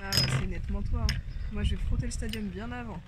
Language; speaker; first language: French; native; French